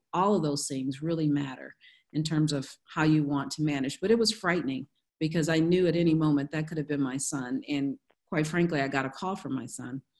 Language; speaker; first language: English; native; English